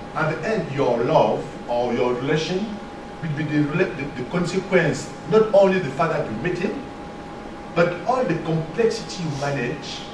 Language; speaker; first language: English; non-native, learner; French